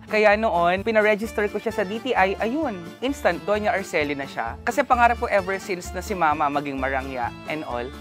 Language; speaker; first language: Filipino; non-native, local second language; Pampanga